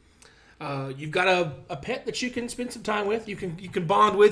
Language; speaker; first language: English; native; English